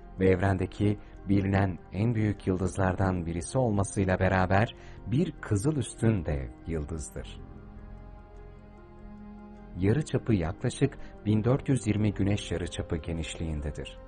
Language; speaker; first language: Turkish; native; Turkish